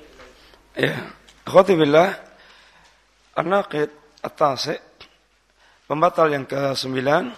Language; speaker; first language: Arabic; non-native, fluent; Indonesian